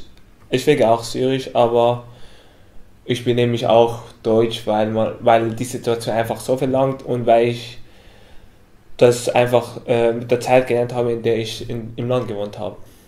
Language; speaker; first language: German; non-native, local second language; Arabic